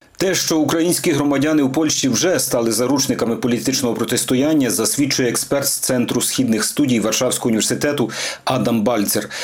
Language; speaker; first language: Ukrainian; native; Ukrainian